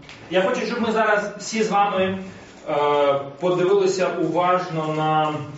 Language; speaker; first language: Ukrainian; non-native, fluent; Russian